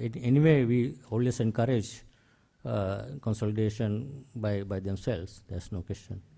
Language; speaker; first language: English; non-native, local second language; Sinhala